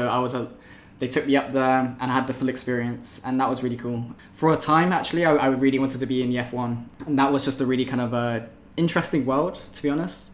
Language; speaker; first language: English; native; English